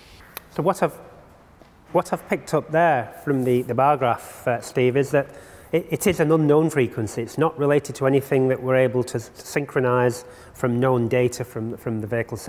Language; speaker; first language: English; native; English